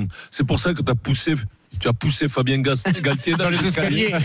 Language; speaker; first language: French; native; French